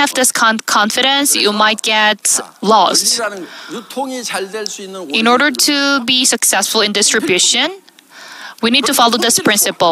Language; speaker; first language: English; non-native, fluent; Korean